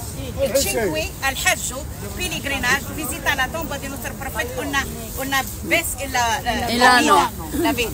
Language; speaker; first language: Italian; non-native, learner; Arabic